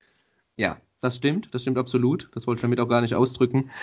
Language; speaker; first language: German; native; German